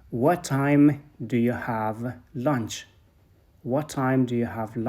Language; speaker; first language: English; non-native, fluent; Persian